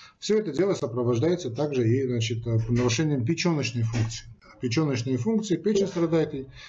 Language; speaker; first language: Russian; non-native, local second language; Armenian